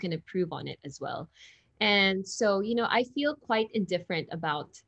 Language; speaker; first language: English; non-native, local second language; Filipino